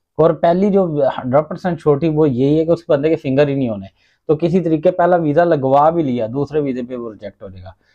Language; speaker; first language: Urdu; non-native, local second language; Punjabi